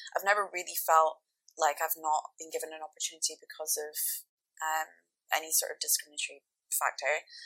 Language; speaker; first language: English; native; English